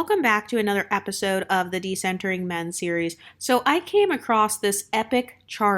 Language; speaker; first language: English; native; English